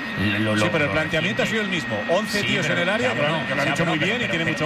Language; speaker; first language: Spanish; native; Spanish